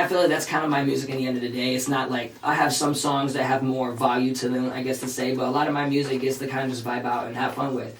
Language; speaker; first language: English; early bilingual, other home language; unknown